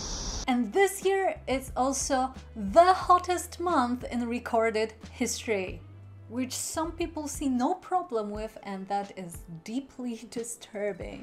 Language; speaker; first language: English; non-native, fluent; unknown